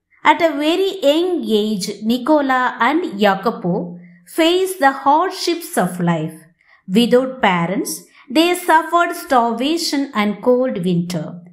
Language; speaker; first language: English; non-native, local second language; Tamil